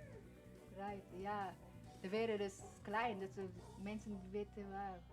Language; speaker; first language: Dutch; early bilingual, other home language; Persian